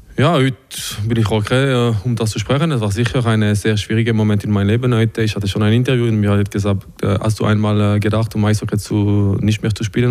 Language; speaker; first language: German; non-native, local second language; French